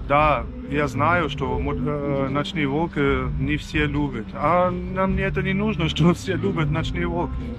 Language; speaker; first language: Russian; non-native, fluent; German